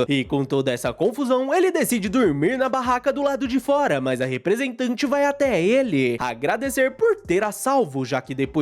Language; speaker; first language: Portuguese; native; Portuguese